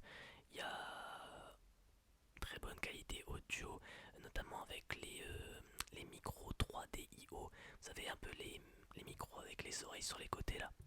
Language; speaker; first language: French; native; French